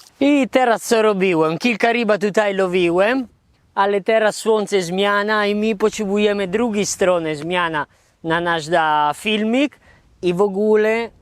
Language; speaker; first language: Polish; non-native, learner; Italian